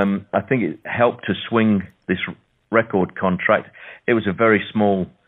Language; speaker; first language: English; native; English